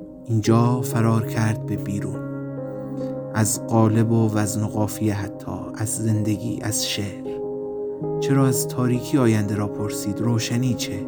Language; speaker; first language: Persian; native; Persian